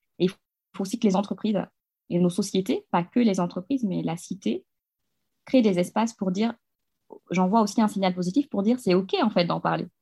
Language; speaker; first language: French; non-native, local second language; Fula